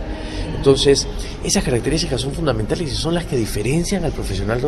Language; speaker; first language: Spanish; native; Spanish